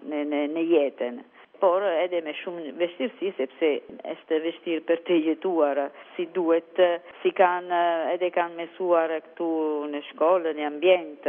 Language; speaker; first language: Albanian; non-native, learner; Italian